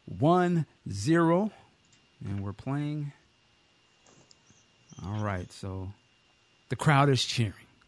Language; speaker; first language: English; native; English